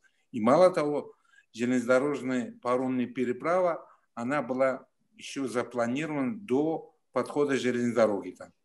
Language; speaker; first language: Russian; non-native, fluent; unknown